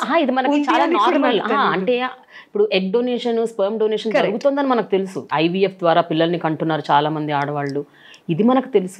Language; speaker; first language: Telugu; native; Telugu